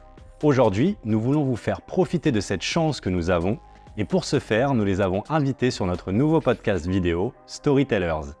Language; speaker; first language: French; native; French